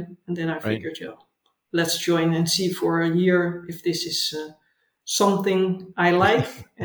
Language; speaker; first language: English; non-native, fluent; Dutch